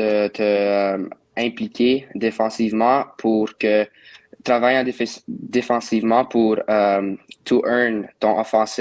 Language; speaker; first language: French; non-native, local second language; English